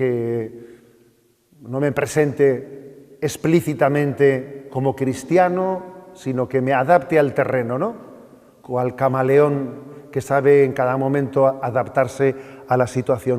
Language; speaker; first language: Spanish; native; Spanish